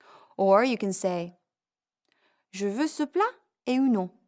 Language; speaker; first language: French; non-native, fluent; English